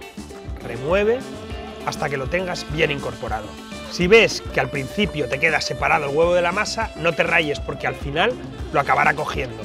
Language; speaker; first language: Spanish; native; Spanish